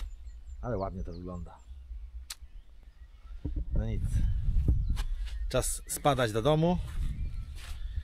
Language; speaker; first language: Polish; native; Polish